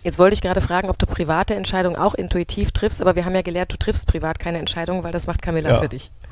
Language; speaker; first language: German; native; German